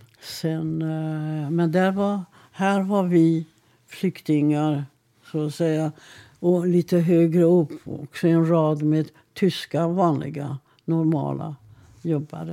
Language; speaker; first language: Swedish; non-native, fluent; Hungarian